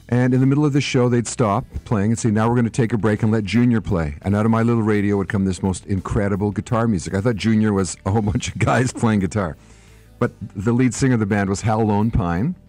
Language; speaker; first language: English; native; English